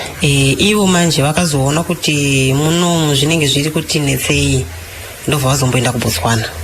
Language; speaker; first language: Shona; non-native, fluent; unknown